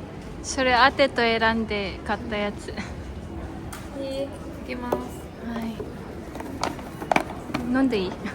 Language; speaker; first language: Japanese; non-native, local second language; Filipino